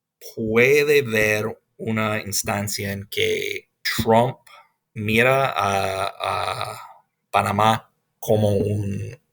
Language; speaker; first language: Spanish; non-native, fluent; English